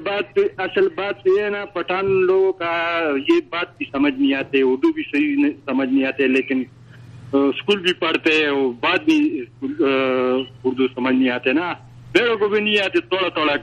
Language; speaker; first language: Hindi; non-native, local second language; Pashto